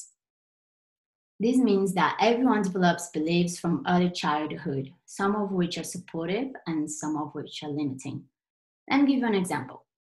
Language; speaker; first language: English; non-native, fluent; Portuguese